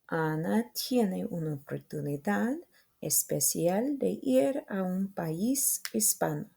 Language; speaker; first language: Spanish; non-native, fluent; English